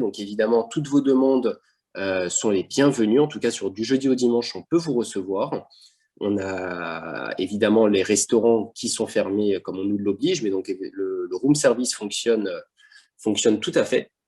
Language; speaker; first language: French; native; French